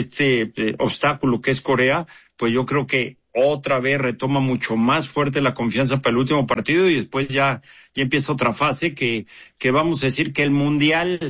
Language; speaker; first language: Spanish; native; Spanish